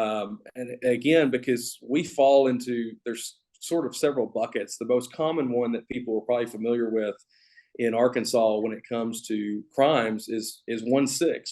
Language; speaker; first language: English; native; English